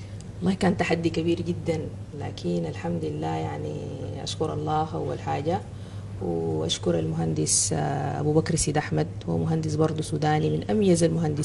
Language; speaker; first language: Arabic; native; Arabic